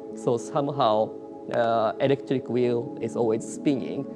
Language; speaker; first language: English; non-native, learner; Japanese